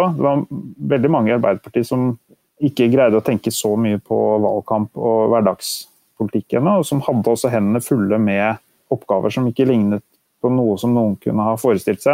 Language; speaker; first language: Norwegian; native; Norwegian